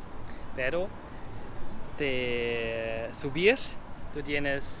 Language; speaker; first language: Spanish; non-native, learner; German